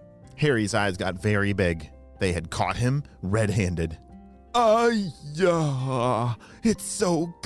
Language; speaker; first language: English; native; English